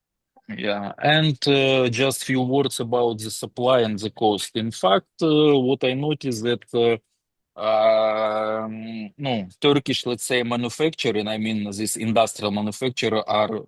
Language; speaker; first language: English; non-native, fluent; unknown